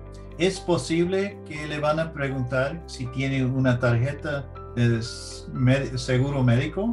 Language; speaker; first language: Spanish; early bilingual, heritage; English